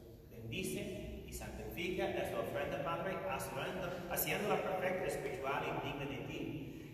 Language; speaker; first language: Spanish; non-native, fluent; English